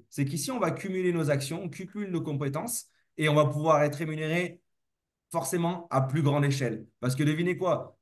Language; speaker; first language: French; native; French